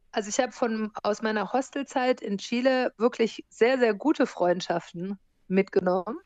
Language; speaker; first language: German; native; German